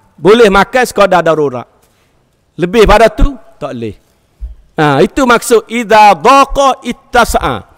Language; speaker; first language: Malay; native; Malay